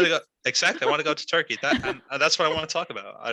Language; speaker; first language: English; non-native, fluent; Spanish